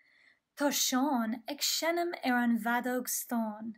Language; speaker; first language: Irish; non-native, local second language; English